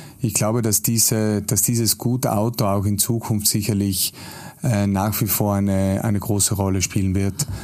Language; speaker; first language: German; native; German